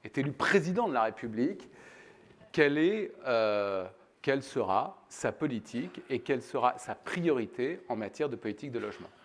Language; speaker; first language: French; native; French